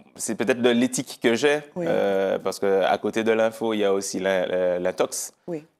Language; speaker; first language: French; native; French